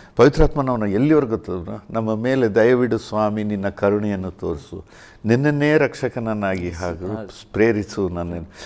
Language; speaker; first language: Kannada; early bilingual, heritage; Kannada